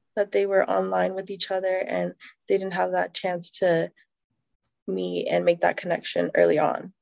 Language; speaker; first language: English; native; English